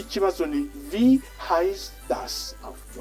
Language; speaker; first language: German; non-native, fluent; Rundi